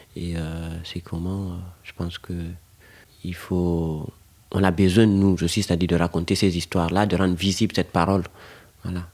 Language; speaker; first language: French; non-native, local second language; Fula